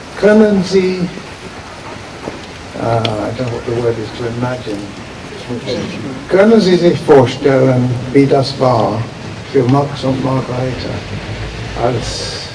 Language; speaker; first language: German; early bilingual, heritage; German